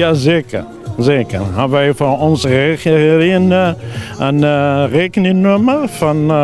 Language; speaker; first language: Dutch; non-native, learner; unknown